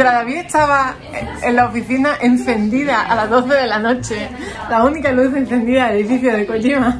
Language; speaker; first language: Spanish; native; Spanish